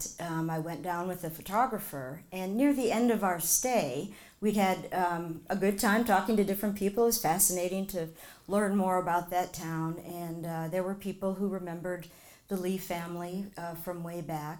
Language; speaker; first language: English; native; English